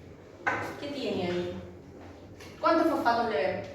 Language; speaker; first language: Spanish; native; Spanish